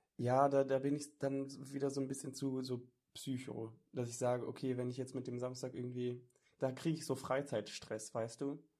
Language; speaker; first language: German; native; German